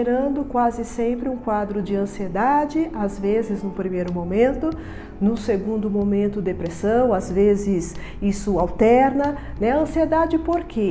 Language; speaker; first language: Portuguese; native; Portuguese